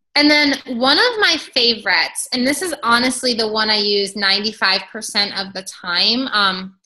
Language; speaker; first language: English; native; English